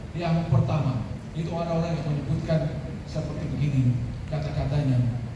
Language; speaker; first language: Indonesian; native; Indonesian